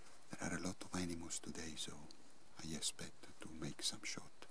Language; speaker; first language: English; non-native, fluent; Italian